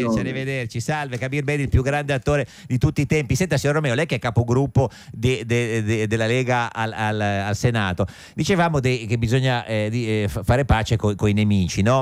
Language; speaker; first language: Italian; native; Italian